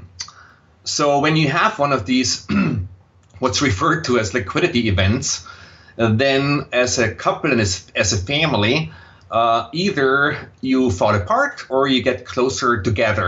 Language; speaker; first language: English; non-native, fluent; German